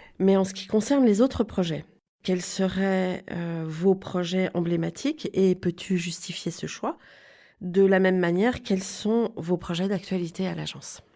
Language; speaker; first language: French; native; French